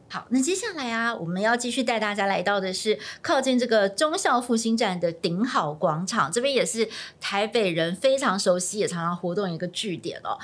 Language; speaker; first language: Chinese; native; Chinese